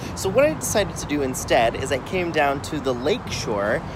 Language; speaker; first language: English; native; English